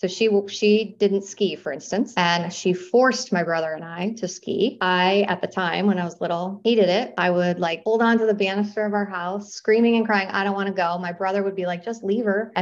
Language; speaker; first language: English; native; English